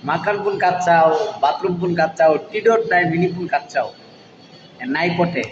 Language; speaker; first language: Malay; non-native, learner; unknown